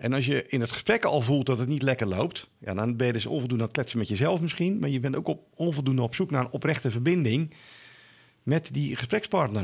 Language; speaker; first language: Dutch; native; Dutch